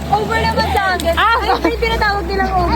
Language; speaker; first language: Filipino; native; Filipino